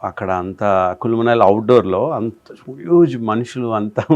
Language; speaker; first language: Telugu; native; Telugu